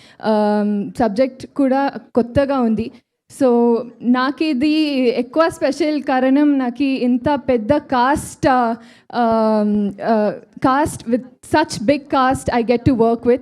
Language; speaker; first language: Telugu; non-native, learner; Kannada